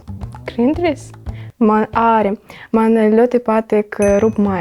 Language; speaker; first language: Latvian; non-native, learner; Ukrainian